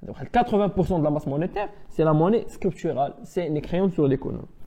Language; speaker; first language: French; non-native, local second language; Arabic